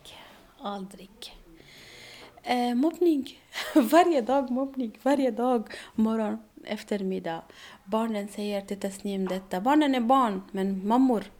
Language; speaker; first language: Swedish; non-native, learner; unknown